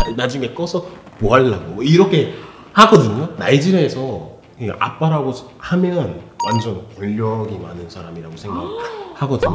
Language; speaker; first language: Korean; non-native, fluent; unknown